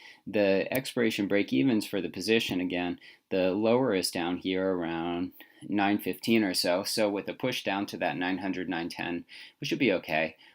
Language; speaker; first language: English; native; English